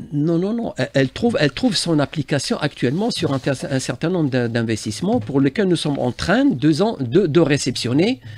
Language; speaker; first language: French; non-native, local second language; Arabic